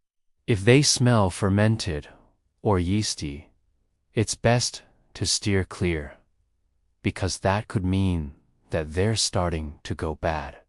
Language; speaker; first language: English; native; English